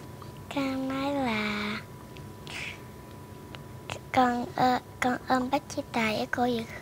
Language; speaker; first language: Vietnamese; early bilingual, heritage; Vietnamese